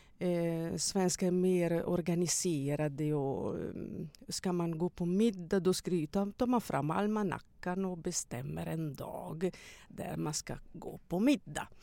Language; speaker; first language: Swedish; non-native, fluent; Italian